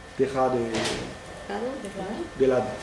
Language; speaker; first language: Spanish; non-native, fluent; French